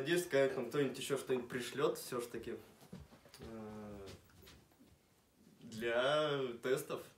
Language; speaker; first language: Russian; native; Russian